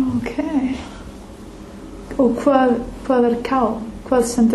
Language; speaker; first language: Icelandic; non-native, learner; English